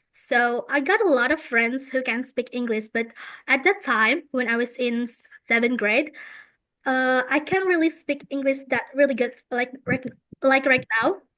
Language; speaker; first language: English; non-native, fluent; Indonesian